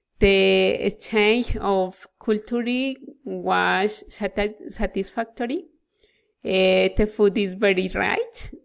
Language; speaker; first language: English; non-native, learner; Spanish